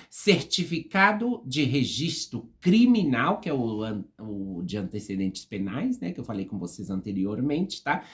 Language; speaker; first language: Portuguese; native; Portuguese